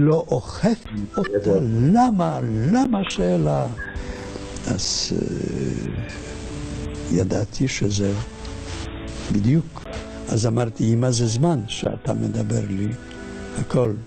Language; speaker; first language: Hebrew; non-native, learner; Polish